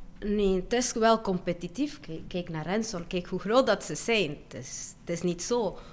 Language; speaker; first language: Dutch; non-native, fluent; Spanish